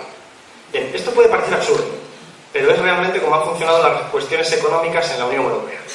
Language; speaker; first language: Spanish; native; Spanish